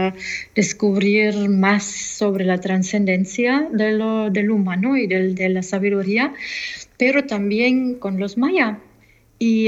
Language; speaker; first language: Spanish; non-native, fluent; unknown